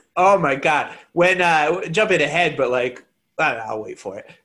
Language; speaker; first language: English; native; English